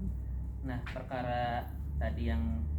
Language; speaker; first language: Indonesian; native; Indonesian